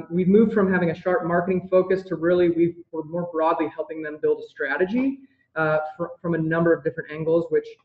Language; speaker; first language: English; native; English